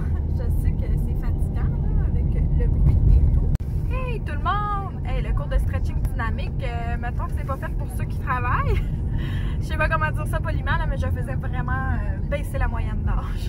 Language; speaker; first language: French; native; French